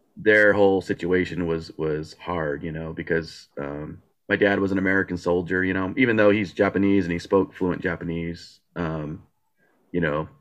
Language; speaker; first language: English; early bilingual, other home language; Japanese